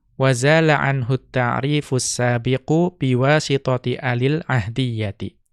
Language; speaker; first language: Arabic; non-native, fluent; Indonesian